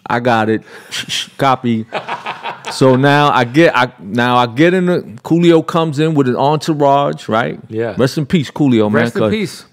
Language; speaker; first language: English; native; English